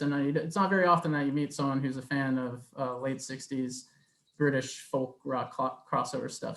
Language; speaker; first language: English; native; English